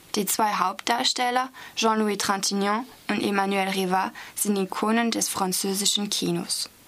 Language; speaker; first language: German; non-native, fluent; French